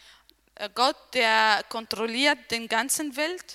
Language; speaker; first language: German; non-native, learner; Arabic